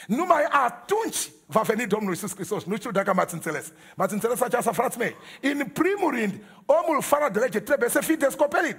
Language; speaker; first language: Romanian; non-native, learner; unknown